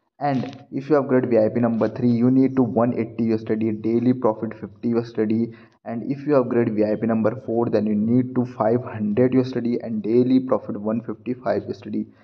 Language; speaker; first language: English; non-native, learner; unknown